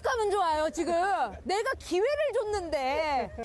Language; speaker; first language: Korean; native; Korean